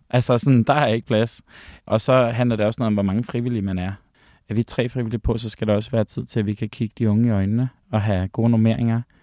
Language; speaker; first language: Danish; native; Danish